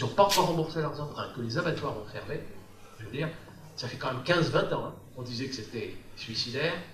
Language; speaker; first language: French; native; French